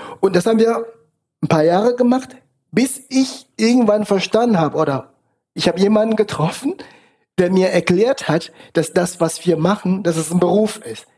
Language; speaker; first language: German; non-native, fluent; French